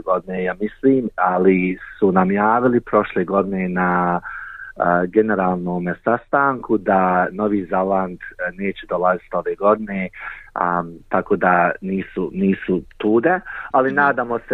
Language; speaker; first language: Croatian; early bilingual, heritage; Croatian